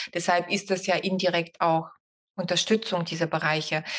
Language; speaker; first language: German; non-native, fluent; Bulgarian